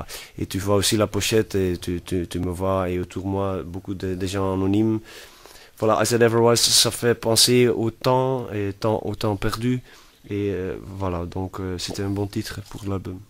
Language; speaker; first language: French; non-native, fluent; Dutch